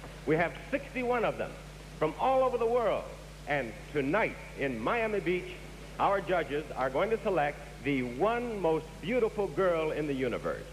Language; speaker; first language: English; native; English